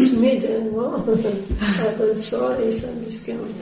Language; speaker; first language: German; non-native, learner; Polish